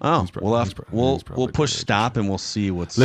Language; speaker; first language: English; native; English